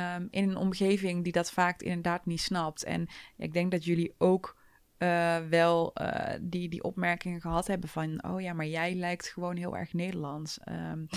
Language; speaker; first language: Dutch; early bilingual, other home language; Turkish